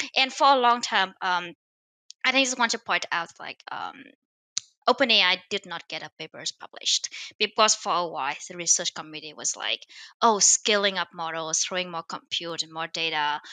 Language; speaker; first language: English; non-native, fluent; Vietnamese